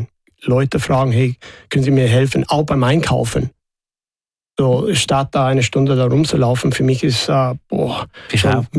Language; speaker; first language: German; non-native, fluent; English